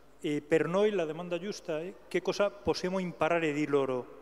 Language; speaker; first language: Italian; non-native, fluent; Spanish